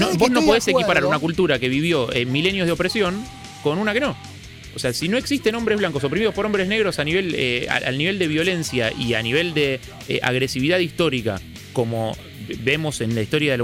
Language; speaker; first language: Spanish; native; Spanish